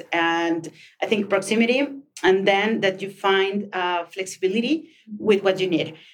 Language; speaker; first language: English; non-native, fluent; Spanish